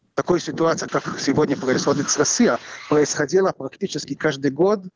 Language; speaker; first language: Russian; non-native, fluent; Hebrew